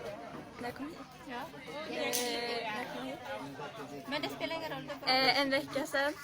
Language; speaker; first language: Swedish; early bilingual, other home language; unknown